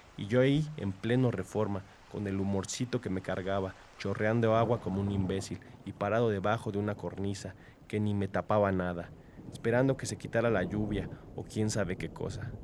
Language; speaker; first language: Spanish; native; Spanish